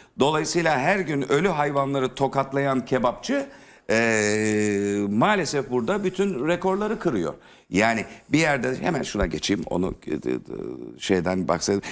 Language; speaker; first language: Turkish; native; Turkish